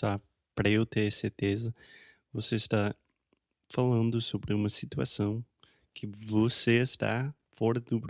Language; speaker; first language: Portuguese; non-native, fluent; English